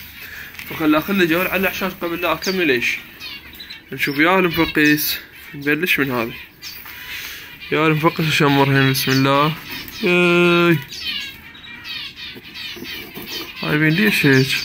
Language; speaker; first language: Arabic; native; Arabic